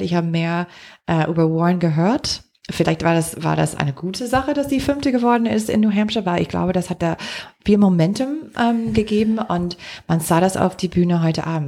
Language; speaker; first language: German; non-native, fluent; English